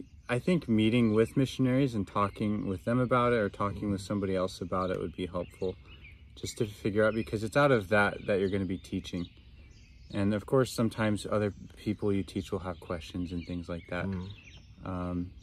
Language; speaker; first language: English; native; English